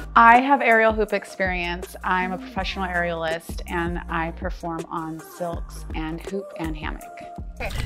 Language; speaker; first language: English; native; English